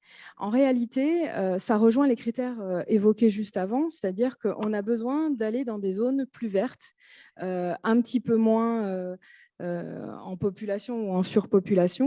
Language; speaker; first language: French; native; French